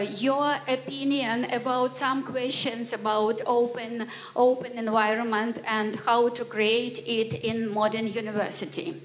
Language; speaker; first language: English; non-native, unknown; Ukrainian